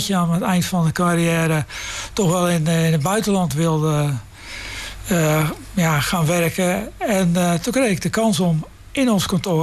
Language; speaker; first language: Dutch; native; Dutch